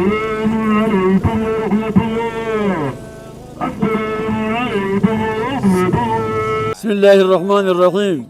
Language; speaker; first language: Arabic; non-native, fluent; Oromo